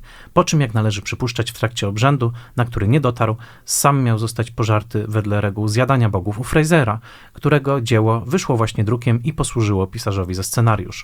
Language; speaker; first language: Polish; native; Polish